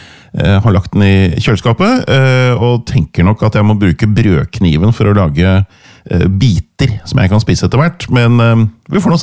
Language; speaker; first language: Norwegian; native; Norwegian